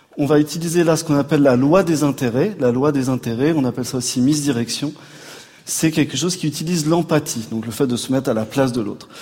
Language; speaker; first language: French; native; French